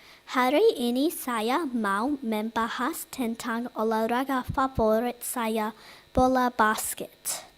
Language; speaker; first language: Indonesian; non-native, learner; English